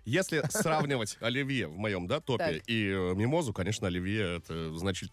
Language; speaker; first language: Russian; native; Russian